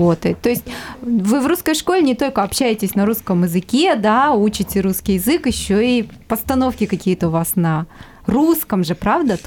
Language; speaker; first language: Russian; native; Russian